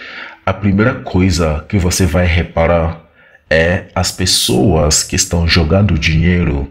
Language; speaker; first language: Portuguese; non-native, fluent; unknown